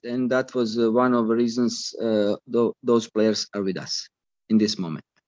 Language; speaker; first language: English; non-native, fluent; Croatian